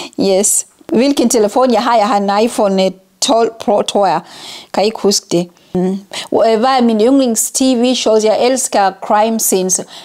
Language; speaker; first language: Danish; non-native, fluent; Ganda